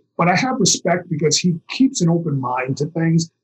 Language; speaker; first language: English; native; English